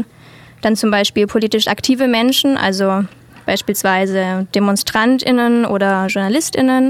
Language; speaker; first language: German; native; German